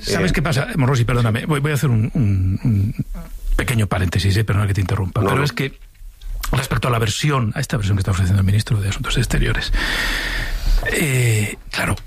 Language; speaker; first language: Spanish; native; Spanish